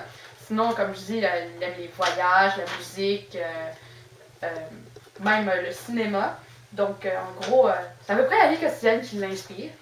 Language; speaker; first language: French; native; French